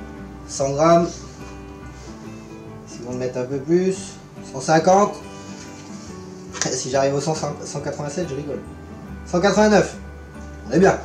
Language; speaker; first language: French; native; French